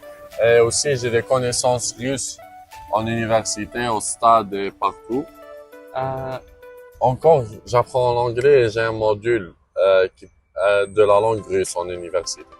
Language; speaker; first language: French; non-native, local second language; Arabic